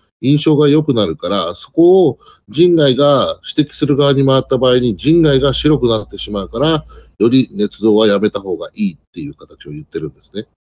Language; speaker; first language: Japanese; native; Japanese